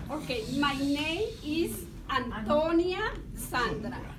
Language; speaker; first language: English; non-native, learner; Spanish